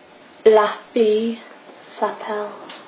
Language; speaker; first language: French; non-native, learner; English